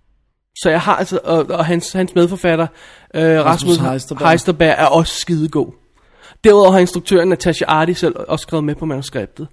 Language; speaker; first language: Danish; native; Danish